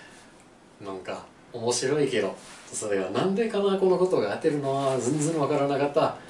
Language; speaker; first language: Japanese; non-native, learner; English